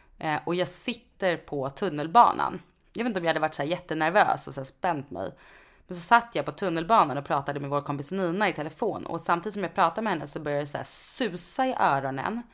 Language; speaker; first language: Swedish; native; Swedish